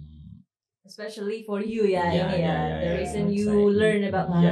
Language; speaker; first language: English; non-native, fluent; Indonesian